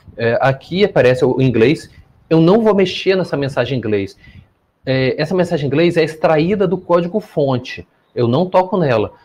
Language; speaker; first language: Portuguese; native; Portuguese